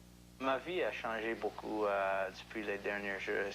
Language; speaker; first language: French; non-native, local second language; English